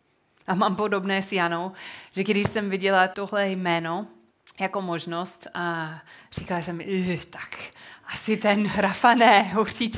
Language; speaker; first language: Czech; non-native, fluent; English